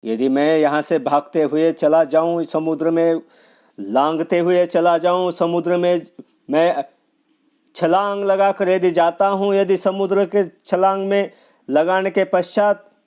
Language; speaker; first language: Hindi; non-native, local second language; Marathi